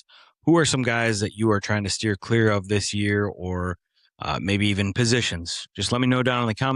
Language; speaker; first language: English; native; English